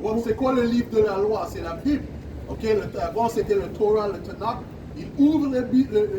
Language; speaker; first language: French; non-native, learner; English